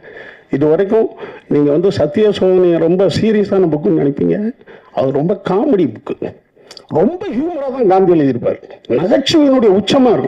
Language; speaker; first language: Tamil; native; Tamil